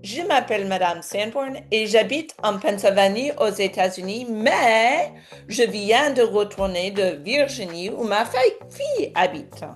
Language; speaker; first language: French; non-native, fluent; English